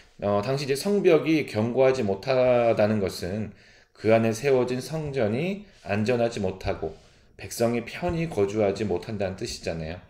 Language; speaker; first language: Korean; native; Korean